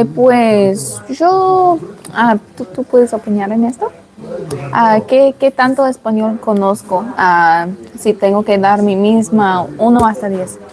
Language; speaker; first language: Spanish; non-native, fluent; English